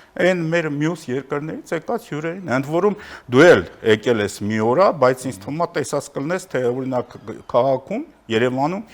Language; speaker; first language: Armenian; native; Armenian